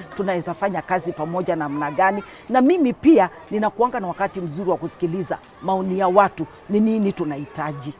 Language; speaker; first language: Swahili; non-native, local second language; Kamba